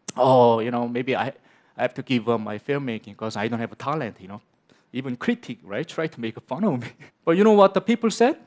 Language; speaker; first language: English; non-native, learner; Korean